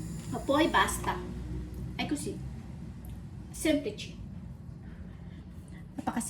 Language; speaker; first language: Italian; non-native, learner; Filipino